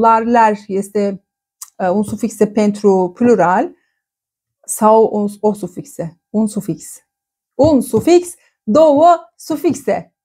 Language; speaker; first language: Romanian; non-native, fluent; Turkish